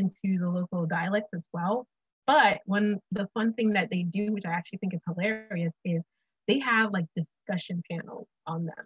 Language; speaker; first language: English; non-native, local second language; Akan